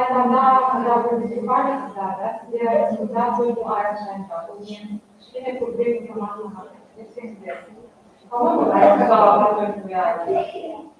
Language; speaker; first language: Russian; non-native, local second language; Kazakh